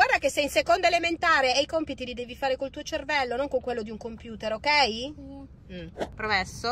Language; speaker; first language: Italian; native; Italian